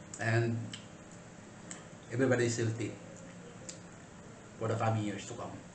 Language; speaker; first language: English; non-native, learner; Filipino